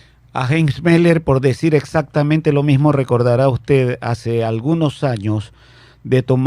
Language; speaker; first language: Spanish; native; Spanish